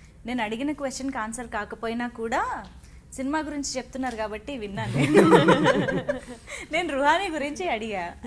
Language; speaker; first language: Telugu; native; Telugu